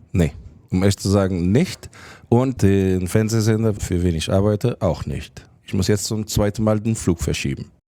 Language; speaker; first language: German; non-native, fluent; Portuguese